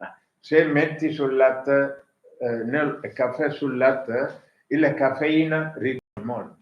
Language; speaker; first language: Italian; non-native, learner; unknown